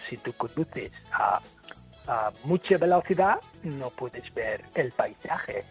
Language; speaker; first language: Spanish; non-native, fluent; English